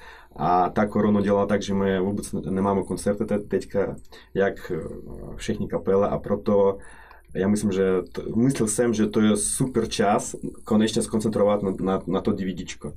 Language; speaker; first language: Czech; non-native, fluent; Russian